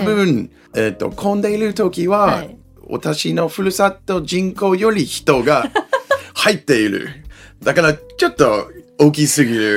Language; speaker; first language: Japanese; non-native, learner; English